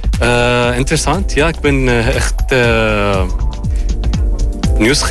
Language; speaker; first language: Dutch; non-native, learner; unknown